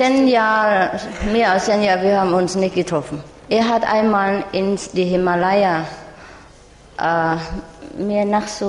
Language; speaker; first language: German; non-native, learner; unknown